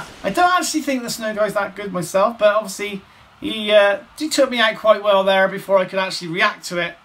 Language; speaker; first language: English; native; English